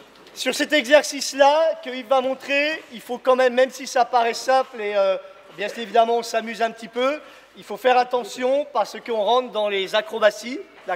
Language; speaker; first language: French; native; French